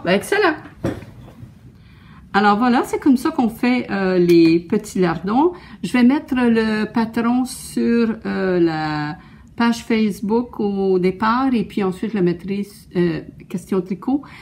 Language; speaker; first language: French; native; French